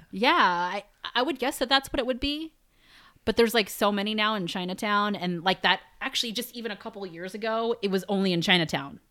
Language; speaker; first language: English; native; English